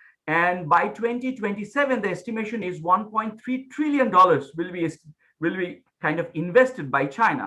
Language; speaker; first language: English; non-native, local second language; Bangla